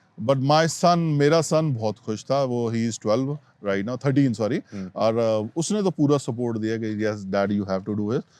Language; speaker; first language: Hindi; native; Hindi